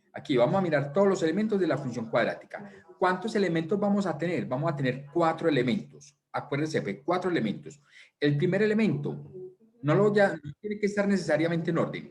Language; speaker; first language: Spanish; native; Spanish